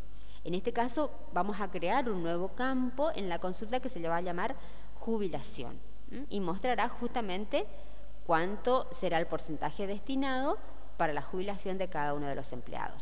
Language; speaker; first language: Spanish; native; Spanish